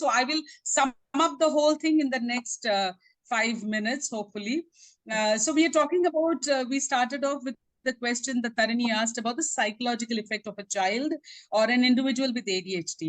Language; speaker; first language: English; non-native, local second language; Tamil